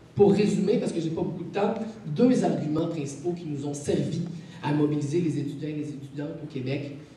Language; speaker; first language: French; native; French